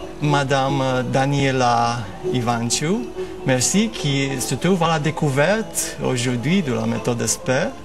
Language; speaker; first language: French; non-native, fluent; Romanian